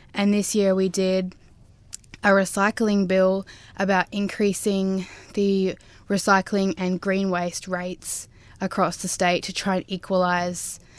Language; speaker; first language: English; native; English